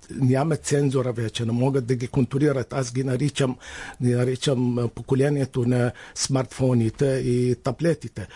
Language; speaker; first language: Bulgarian; non-native, fluent; Arabic